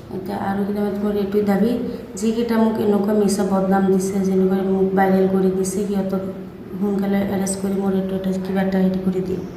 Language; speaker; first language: Assamese; non-native, local second language; Bangla